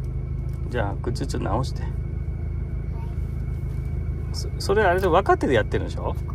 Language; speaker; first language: Japanese; native; Japanese